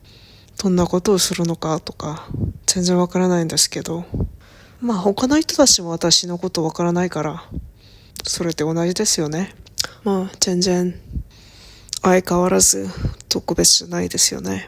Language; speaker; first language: Japanese; non-native, learner; Korean